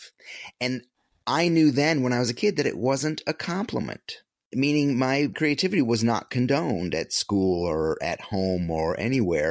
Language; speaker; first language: English; native; English